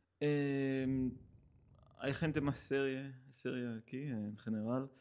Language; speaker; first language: Spanish; non-native, learner; Hebrew